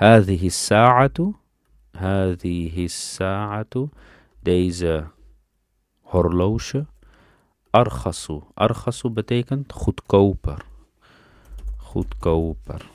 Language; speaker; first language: Dutch; early bilingual, other home language; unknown